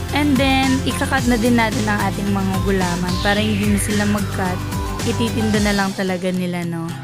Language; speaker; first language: Filipino; non-native, local second language; Pampanga